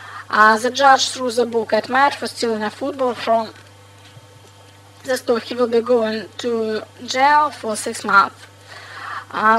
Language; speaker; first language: English; non-native, fluent; Russian